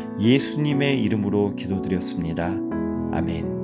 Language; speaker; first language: Korean; native; Korean